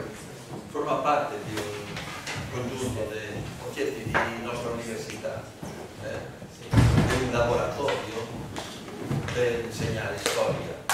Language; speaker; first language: Italian; non-native, learner; Spanish